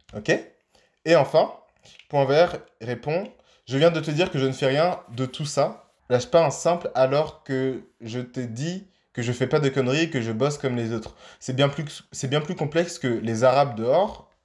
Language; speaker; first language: French; native; French